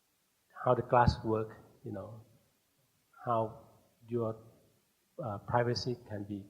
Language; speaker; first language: English; non-native, fluent; Thai